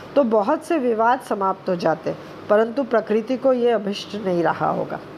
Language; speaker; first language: Hindi; non-native, local second language; Bangla